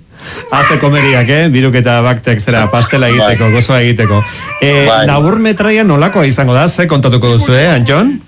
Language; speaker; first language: Basque; native; Basque